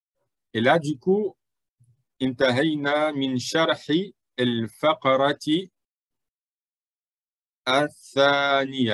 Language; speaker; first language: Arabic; non-native, fluent; French